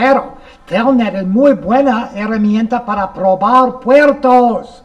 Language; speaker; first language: Spanish; non-native, fluent; English